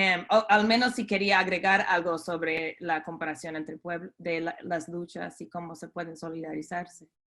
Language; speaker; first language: Spanish; non-native, fluent; English